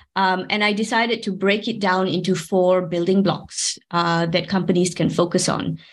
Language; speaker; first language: English; non-native, local second language; Tamil